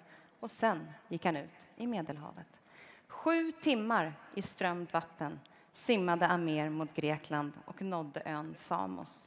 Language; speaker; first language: Swedish; native; Swedish